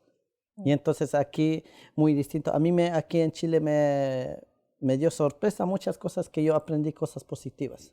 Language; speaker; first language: Spanish; non-native, local second language; Quechua